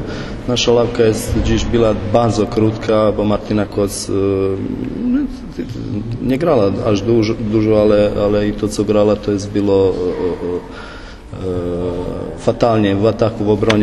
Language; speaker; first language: Polish; non-native, fluent; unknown